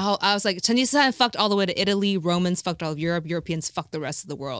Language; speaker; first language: English; non-native, fluent; Chinese